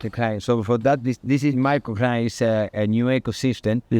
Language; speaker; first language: English; non-native, learner; Spanish